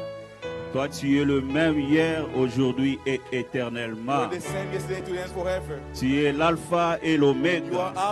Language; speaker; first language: French; non-native, local second language; Lingala